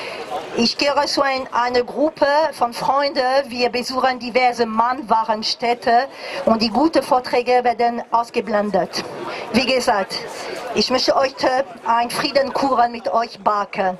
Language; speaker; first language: German; non-native, fluent; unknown